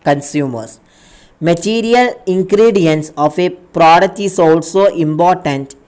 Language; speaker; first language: English; non-native, local second language; Malayalam